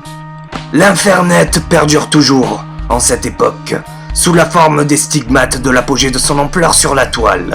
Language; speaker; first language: French; native; French